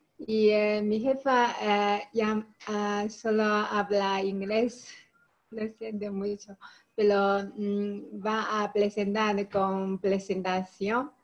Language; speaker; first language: Spanish; non-native, learner; Chinese